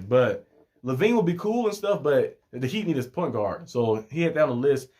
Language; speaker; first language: English; native; English